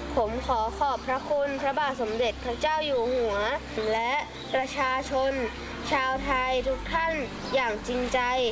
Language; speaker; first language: Thai; non-native, local second language; Shan